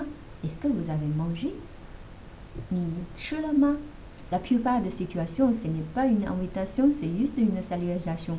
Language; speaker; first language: French; non-native, fluent; Chinese